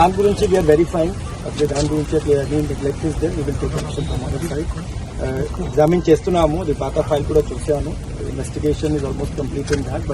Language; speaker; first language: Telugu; non-native, learner; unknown